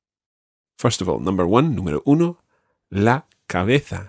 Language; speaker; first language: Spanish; non-native, fluent; English